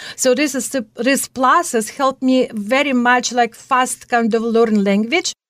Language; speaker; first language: English; non-native, fluent; Russian